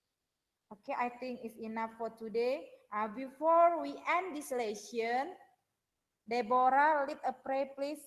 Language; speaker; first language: English; non-native, learner; Indonesian